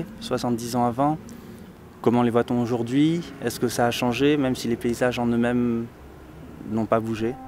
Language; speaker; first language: French; native; French